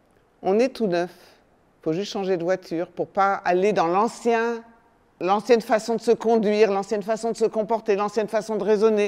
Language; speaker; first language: French; native; French